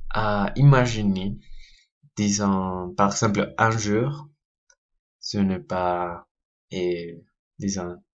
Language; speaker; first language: French; non-native, learner; Spanish